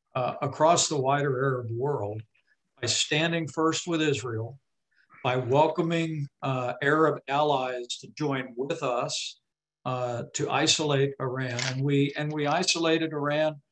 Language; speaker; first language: English; native; English